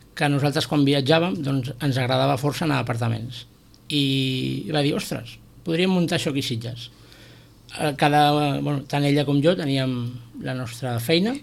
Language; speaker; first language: Catalan; native; Catalan